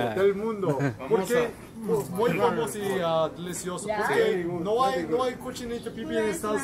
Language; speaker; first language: Spanish; non-native, learner; English